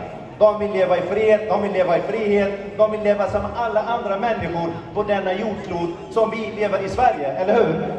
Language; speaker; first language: Swedish; early bilingual, other home language; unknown